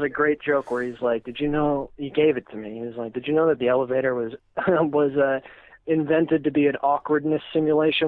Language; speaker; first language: English; native; English